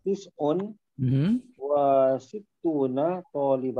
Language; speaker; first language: Arabic; non-native, learner; Malay